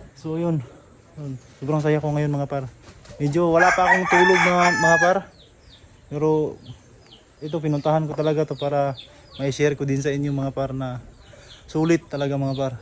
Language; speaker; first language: Filipino; non-native, local second language; Cebuano